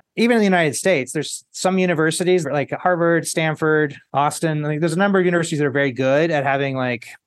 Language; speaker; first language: English; early bilingual, other home language; Spanish